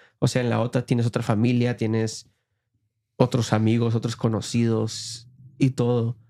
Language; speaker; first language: Spanish; early bilingual, heritage; Spanish